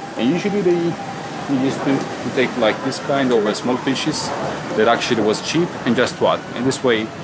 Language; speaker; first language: English; non-native, fluent; Italian